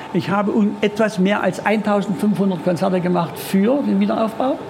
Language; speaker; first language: German; native; German